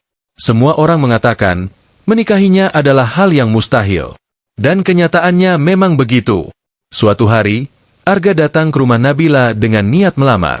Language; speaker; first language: Indonesian; native; Indonesian